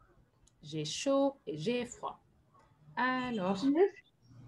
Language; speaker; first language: French; non-native, fluent; Arabic